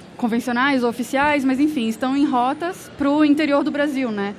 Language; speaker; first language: Spanish; non-native, learner; Portuguese